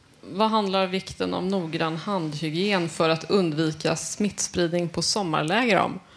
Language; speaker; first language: Swedish; native; Swedish